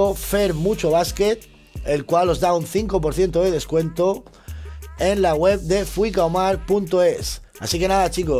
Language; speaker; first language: Spanish; native; Spanish